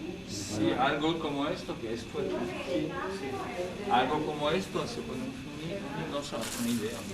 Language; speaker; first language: Spanish; non-native, learner; French